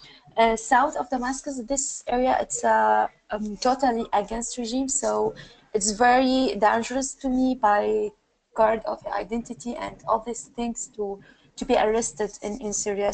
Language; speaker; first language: English; non-native, learner; Arabic